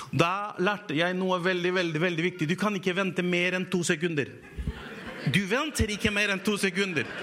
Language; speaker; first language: Norwegian; non-native, fluent; Spanish